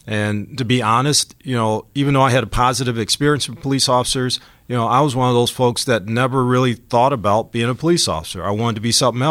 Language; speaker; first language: English; native; English